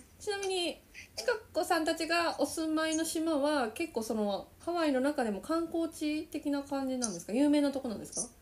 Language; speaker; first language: Japanese; native; Japanese